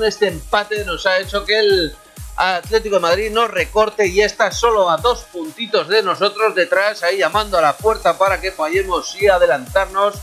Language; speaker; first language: Spanish; native; Spanish